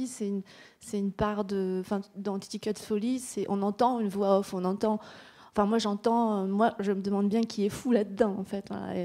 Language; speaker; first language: French; native; French